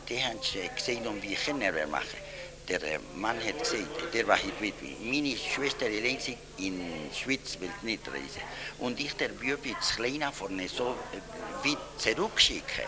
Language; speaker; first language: German; early bilingual, heritage; German